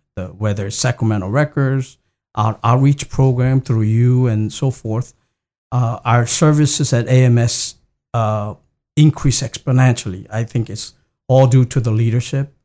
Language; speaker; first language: English; non-native, fluent; Korean